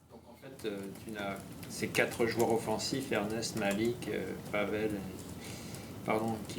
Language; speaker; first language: French; native; French